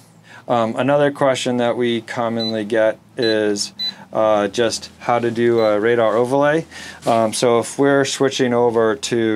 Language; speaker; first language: English; native; English